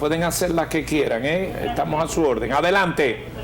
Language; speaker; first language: Spanish; native; Spanish